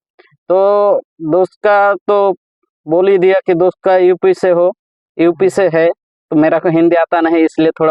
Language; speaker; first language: Hindi; non-native, learner; Bangla